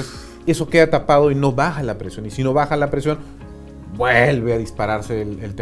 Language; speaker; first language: Spanish; native; Spanish